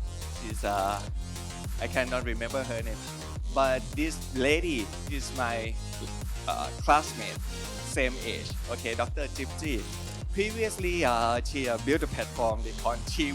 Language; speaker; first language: English; non-native, learner; Thai